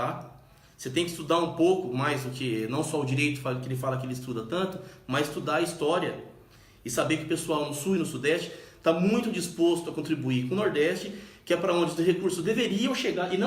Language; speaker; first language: Portuguese; native; Portuguese